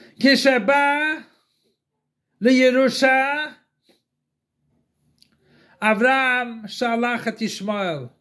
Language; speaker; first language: Hebrew; non-native, fluent; English